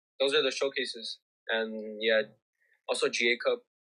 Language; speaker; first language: English; early bilingual, other home language; Spanish